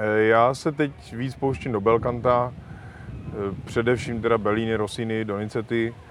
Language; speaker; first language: Czech; native; Czech